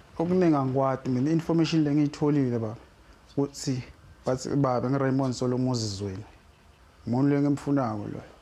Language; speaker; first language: Zulu; non-native, local second language; Swati